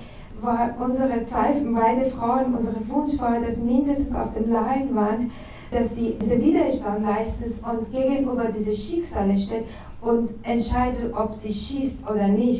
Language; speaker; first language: German; non-native, fluent; Persian